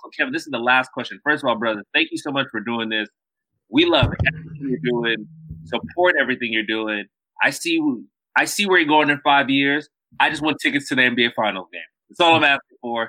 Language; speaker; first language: English; native; English